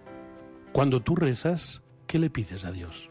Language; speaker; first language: Spanish; non-native, local second language; Catalan